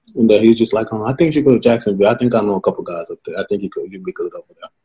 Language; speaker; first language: English; non-native, local second language; Yoruba